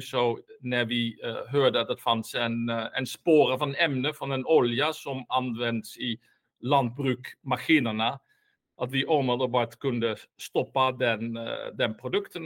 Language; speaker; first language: Swedish; non-native, fluent; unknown